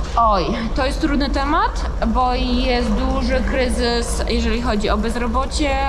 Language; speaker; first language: Polish; native; Polish